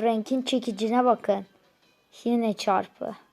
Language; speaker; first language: Turkish; native; Turkish